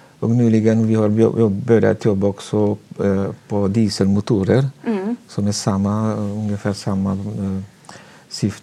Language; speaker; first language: Swedish; non-native, fluent; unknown